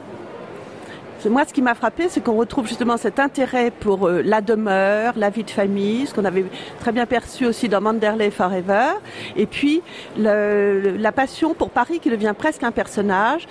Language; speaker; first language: French; native; French